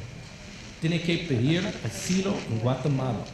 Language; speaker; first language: Spanish; non-native, fluent; English